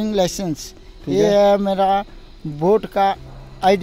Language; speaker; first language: Hindi; non-native, local second language; Bangla